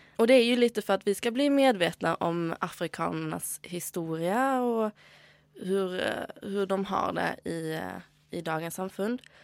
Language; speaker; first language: Swedish; native; Swedish